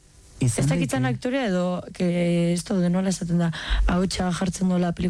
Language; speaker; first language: Basque; native; Basque